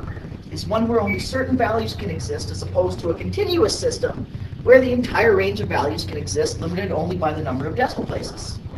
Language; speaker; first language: English; native; English